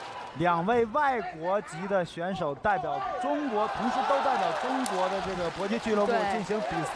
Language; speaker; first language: Chinese; native; Chinese